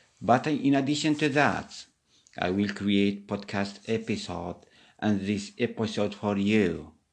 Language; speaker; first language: English; non-native, fluent; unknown